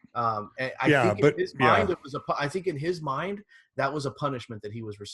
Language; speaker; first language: English; native; English